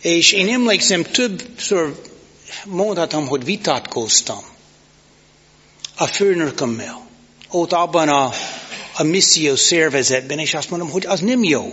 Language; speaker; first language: Hungarian; non-native, fluent; English